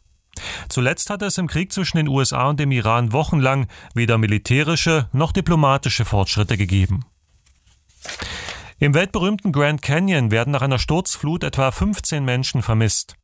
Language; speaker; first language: German; native; German